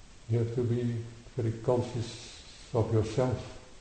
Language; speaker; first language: English; non-native, fluent; Dutch